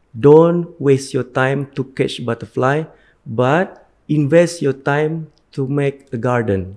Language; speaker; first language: English; non-native, fluent; Indonesian